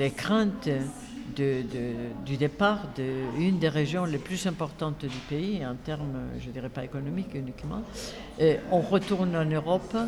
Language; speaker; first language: French; non-native, fluent; Spanish